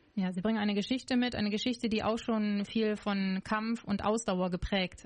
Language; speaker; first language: German; native; German